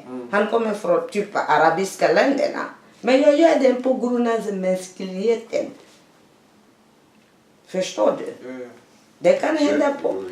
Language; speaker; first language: Swedish; non-native, learner; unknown